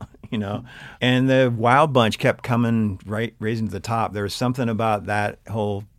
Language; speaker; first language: English; native; English